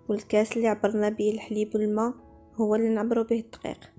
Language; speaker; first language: Arabic; native; Arabic